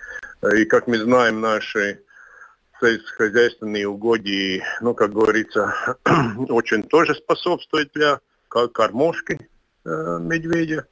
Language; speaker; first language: Russian; non-native, local second language; Latvian